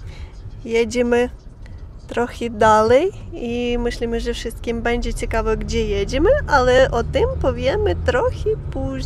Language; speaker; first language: Polish; non-native, learner; Ukrainian